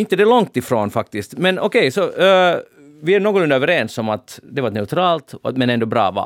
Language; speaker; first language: Swedish; native; Swedish